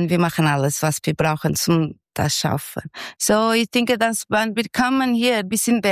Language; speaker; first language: German; non-native, learner; Portuguese